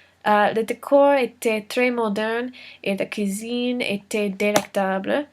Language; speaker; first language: French; non-native, learner; English